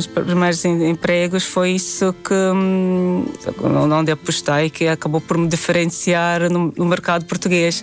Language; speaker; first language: Portuguese; non-native, fluent; Latvian